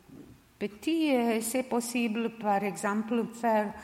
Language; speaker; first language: French; non-native, learner; Serbian